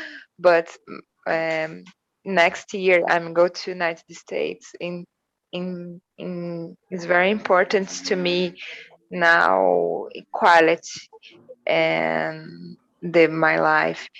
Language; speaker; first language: English; non-native, learner; Portuguese